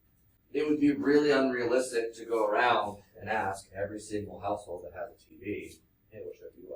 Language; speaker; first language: English; native; English